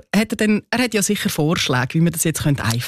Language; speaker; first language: German; native; German